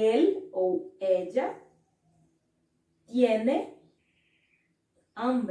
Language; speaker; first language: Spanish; non-native, fluent; Portuguese